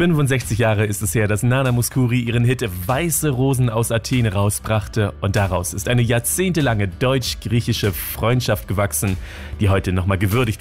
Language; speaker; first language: German; native; German